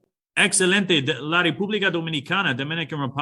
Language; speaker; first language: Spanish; non-native, fluent; English